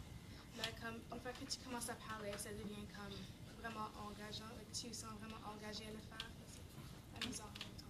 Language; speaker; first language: French; non-native, fluent; English